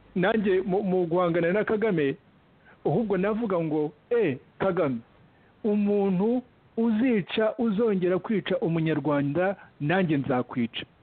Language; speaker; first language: Kinyarwanda; early bilingual, heritage; Kinyarwanda